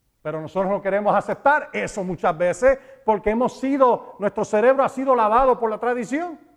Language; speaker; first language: Spanish; early bilingual, heritage; Spanish